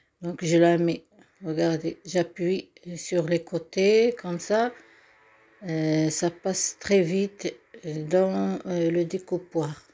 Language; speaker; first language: French; non-native, local second language; Arabic